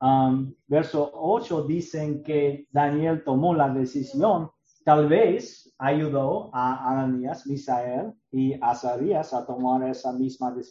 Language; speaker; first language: Spanish; non-native, learner; English